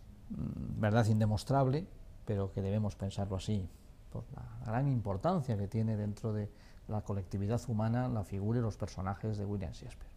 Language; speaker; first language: Spanish; native; Spanish